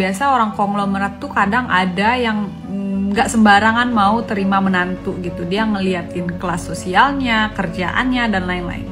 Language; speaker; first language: Indonesian; native; Indonesian